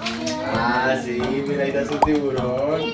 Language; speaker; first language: Spanish; native; Spanish